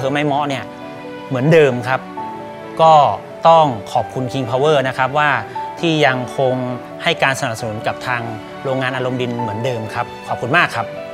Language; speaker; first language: Thai; native; Thai